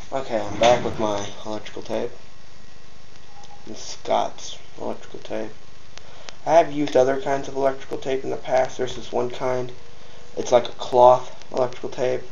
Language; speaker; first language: English; native; English